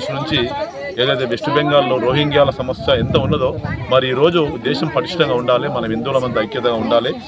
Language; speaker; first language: Telugu; native; Telugu